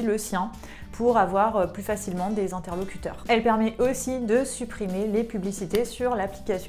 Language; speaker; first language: French; native; French